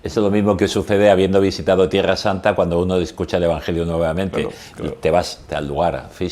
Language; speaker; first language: Spanish; native; Spanish